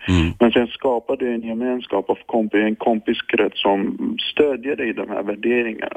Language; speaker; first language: Swedish; non-native, fluent; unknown